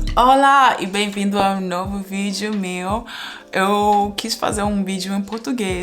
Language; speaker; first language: Portuguese; non-native, fluent; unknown